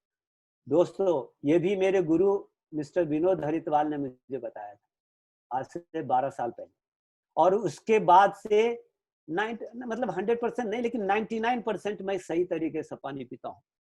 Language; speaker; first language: Hindi; native; Hindi